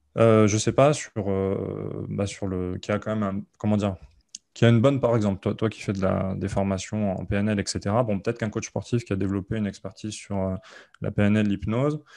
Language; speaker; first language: French; native; French